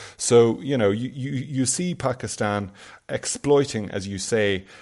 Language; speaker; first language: English; native; English